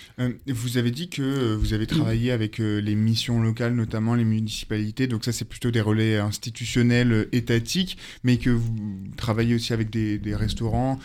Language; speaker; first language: French; native; French